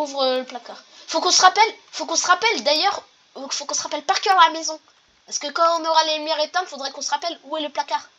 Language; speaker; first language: French; native; French